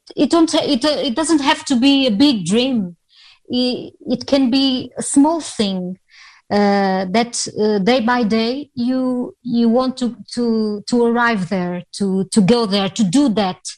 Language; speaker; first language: English; non-native, fluent; Portuguese